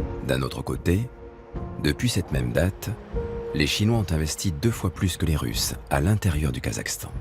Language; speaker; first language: French; native; French